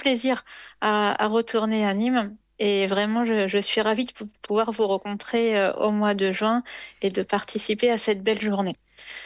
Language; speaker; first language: French; native; French